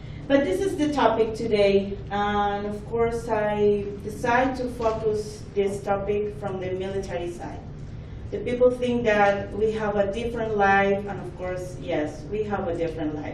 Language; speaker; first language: English; non-native, fluent; Spanish